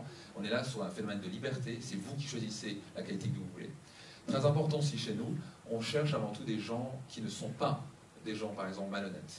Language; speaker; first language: French; native; French